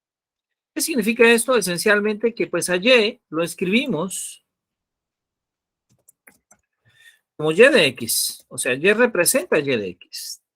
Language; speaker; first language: Spanish; native; Spanish